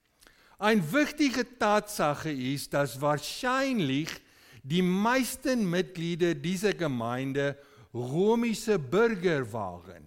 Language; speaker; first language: German; non-native, fluent; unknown